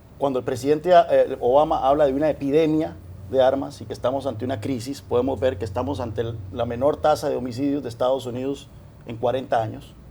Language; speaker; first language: Spanish; native; Spanish